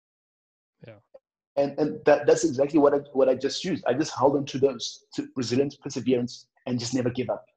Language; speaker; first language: English; non-native, local second language; Northern Sotho